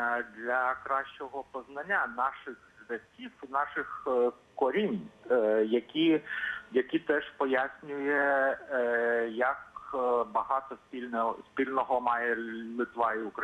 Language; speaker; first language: Ukrainian; non-native, fluent; Lithuanian